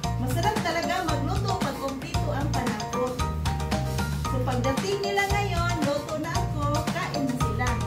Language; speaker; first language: Filipino; non-native, local second language; Cebuano